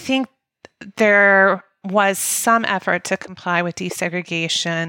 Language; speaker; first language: English; native; English